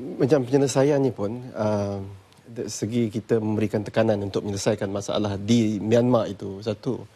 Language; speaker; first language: Malay; native; Malay